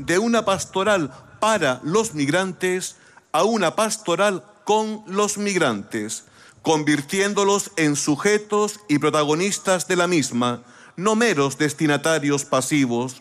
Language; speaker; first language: Spanish; native; Spanish